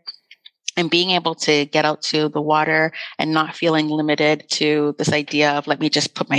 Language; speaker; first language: English; native; English